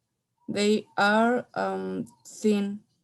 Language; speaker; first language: English; non-native, learner; Spanish